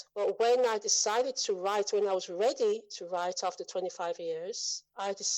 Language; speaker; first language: English; native; English